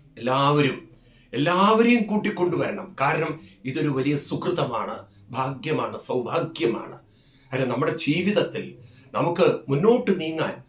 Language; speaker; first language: Malayalam; native; Malayalam